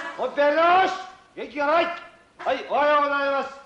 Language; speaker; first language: Japanese; native; Japanese